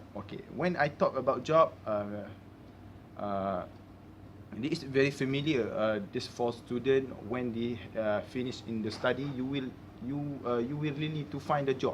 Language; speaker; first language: English; non-native, learner; Malay